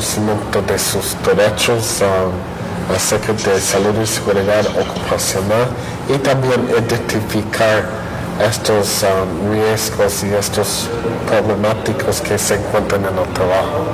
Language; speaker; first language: Spanish; non-native, fluent; English